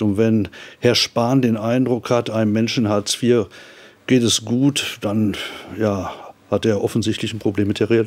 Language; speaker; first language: German; native; German